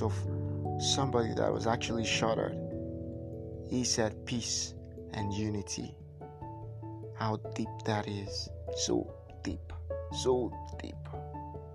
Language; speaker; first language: English; non-native, local second language; Yoruba